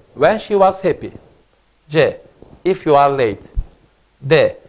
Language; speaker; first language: English; non-native, fluent; Turkish